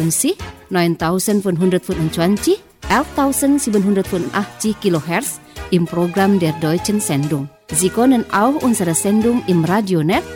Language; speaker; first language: German; non-native, fluent; Indonesian